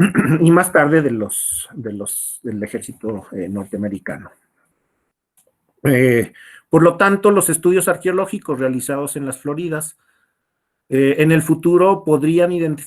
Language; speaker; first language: Spanish; native; Spanish